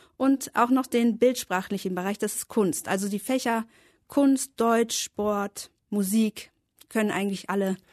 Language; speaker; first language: German; native; German